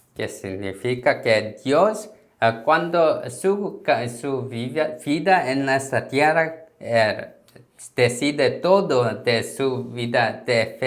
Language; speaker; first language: Spanish; non-native, learner; Korean